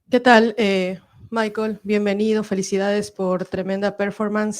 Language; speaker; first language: Spanish; native; Spanish